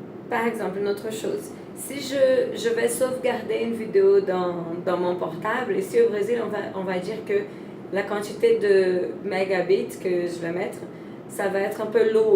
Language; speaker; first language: French; non-native, fluent; Portuguese